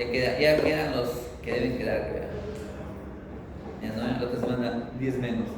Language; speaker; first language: Spanish; native; Spanish